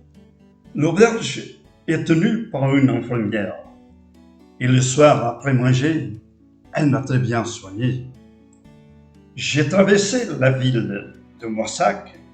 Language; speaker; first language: French; non-native, fluent; Portuguese